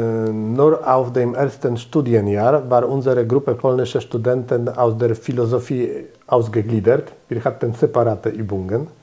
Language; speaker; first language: German; non-native, fluent; Polish